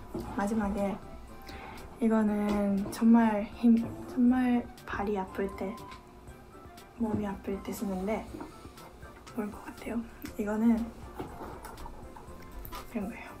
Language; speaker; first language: Korean; non-native, fluent; Japanese